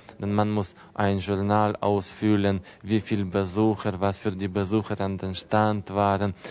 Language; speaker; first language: German; non-native, learner; Russian